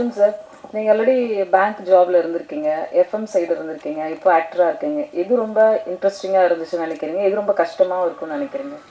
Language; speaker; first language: Tamil; native; Tamil